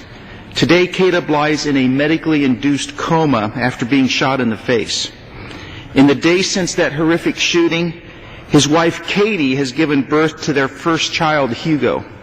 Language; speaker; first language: English; native; English